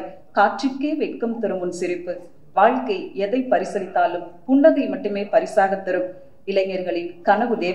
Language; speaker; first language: Tamil; native; Tamil